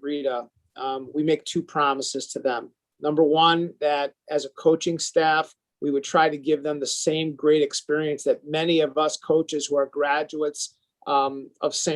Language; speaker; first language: English; native; English